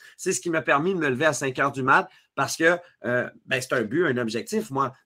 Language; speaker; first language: French; native; French